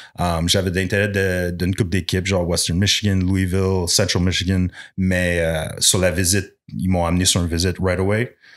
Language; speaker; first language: French; non-native, local second language; English